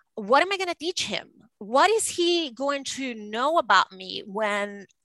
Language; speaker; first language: English; non-native, fluent; Spanish